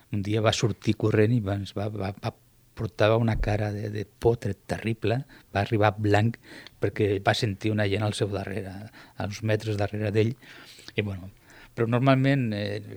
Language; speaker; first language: Catalan; non-native, local second language; Spanish